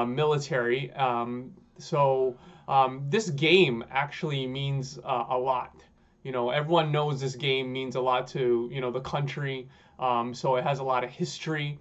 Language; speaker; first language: English; native; English